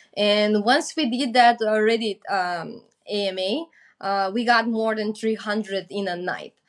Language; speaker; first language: English; non-native, fluent; Macedonian